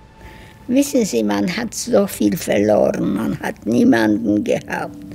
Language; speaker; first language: German; non-native, fluent; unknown